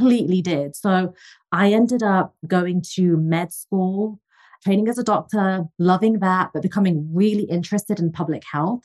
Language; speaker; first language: English; native; English